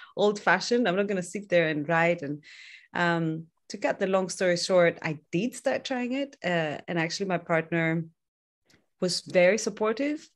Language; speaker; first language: English; non-native, fluent; Greek